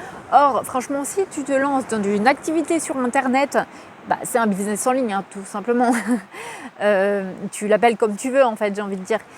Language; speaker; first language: French; native; French